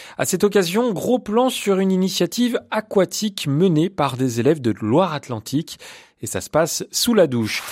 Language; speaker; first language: French; native; French